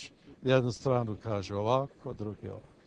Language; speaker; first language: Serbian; early bilingual, heritage; English